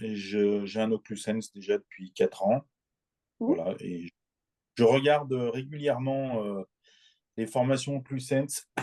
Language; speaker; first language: French; native; French